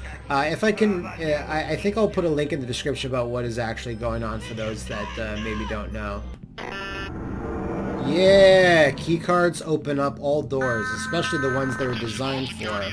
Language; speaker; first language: English; native; English